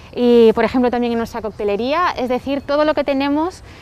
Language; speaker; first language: Spanish; non-native, fluent; French